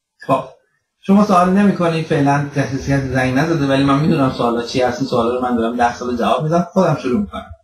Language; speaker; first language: Persian; early bilingual, heritage; Persian